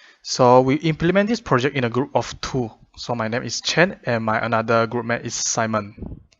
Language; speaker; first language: English; non-native, fluent; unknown